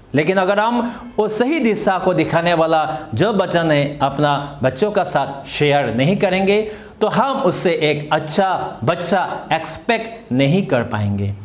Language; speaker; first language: Hindi; non-native, local second language; Assamese